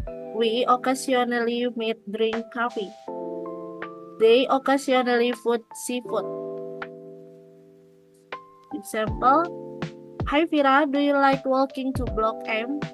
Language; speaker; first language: English; non-native, learner; Indonesian